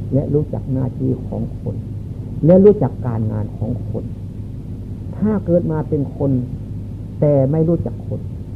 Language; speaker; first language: Thai; non-native, local second language; Lao